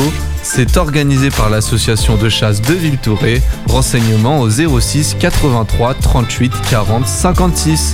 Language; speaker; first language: French; native; French